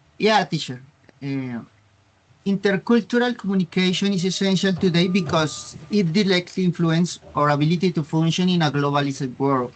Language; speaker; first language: English; non-native, learner; Spanish